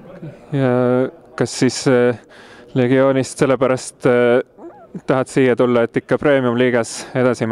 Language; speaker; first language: Estonian; native; Estonian